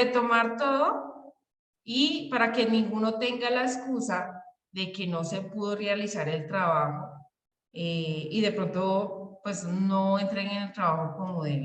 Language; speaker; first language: Spanish; native; Spanish